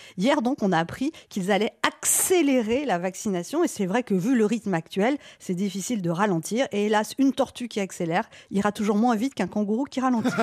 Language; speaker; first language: French; native; French